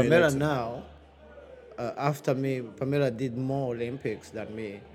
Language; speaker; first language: English; non-native, local second language; Kinyarwanda